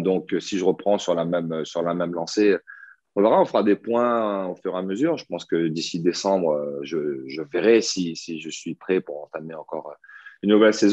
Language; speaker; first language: French; native; French